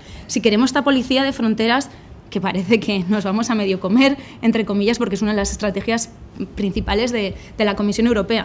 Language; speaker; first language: Spanish; native; Spanish